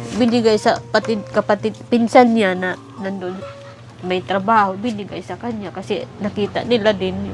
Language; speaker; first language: Filipino; non-native, local second language; Waray